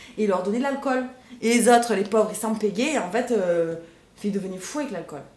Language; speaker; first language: French; native; French